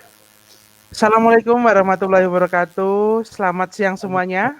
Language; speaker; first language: Indonesian; native; Indonesian